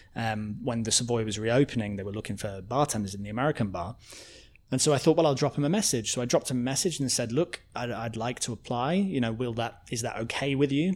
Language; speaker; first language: English; native; English